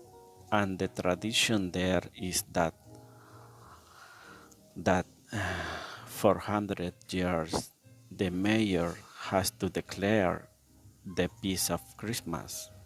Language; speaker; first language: English; non-native, learner; Spanish